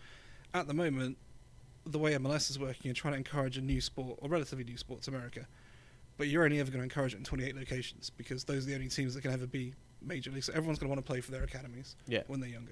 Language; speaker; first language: English; native; English